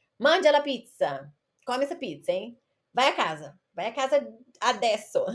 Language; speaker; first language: Italian; non-native, fluent; Portuguese